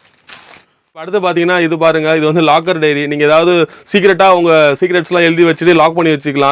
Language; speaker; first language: Tamil; native; Tamil